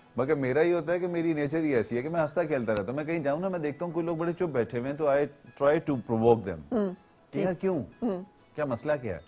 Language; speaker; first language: Urdu; native; Urdu